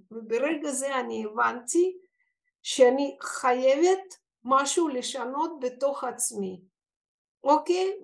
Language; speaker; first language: Hebrew; non-native, fluent; Russian